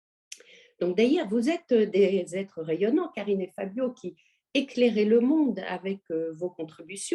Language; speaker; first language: French; native; French